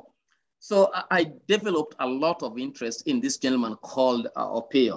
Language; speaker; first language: English; non-native, local second language; Luo (Kenya and Tanzania)